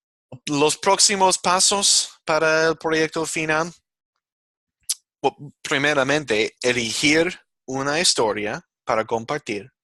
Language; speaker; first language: Spanish; non-native, fluent; English